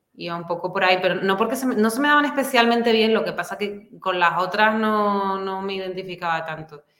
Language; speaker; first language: Spanish; native; Spanish